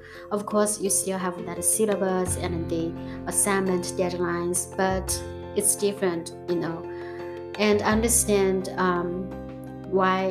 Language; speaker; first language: English; non-native, fluent; Chinese